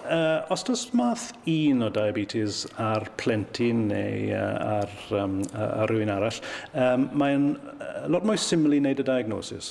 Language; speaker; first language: Welsh; native; Welsh